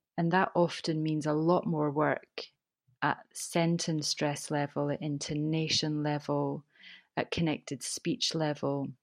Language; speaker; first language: English; native; English